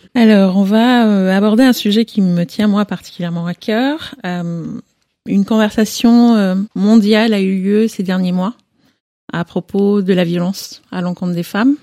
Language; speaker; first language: French; native; French